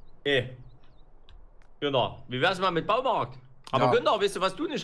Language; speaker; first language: German; native; German